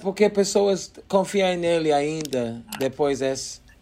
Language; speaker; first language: Portuguese; non-native, learner; English